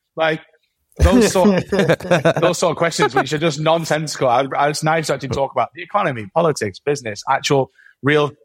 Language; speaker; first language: English; native; English